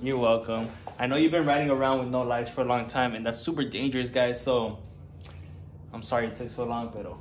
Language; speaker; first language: English; early bilingual, other home language; Spanish